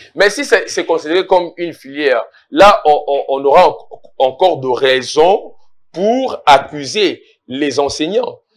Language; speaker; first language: French; non-native, local second language; Lingala